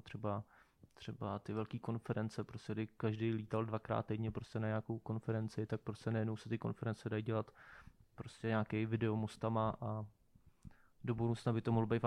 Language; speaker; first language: Czech; native; Czech